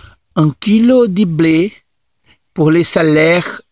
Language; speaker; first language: French; non-native, learner; Portuguese